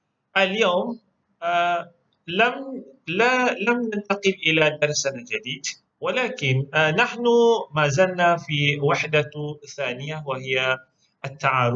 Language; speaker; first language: Arabic; non-native, local second language; Malay